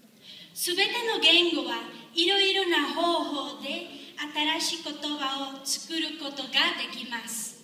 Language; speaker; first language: Japanese; non-native, learner; Spanish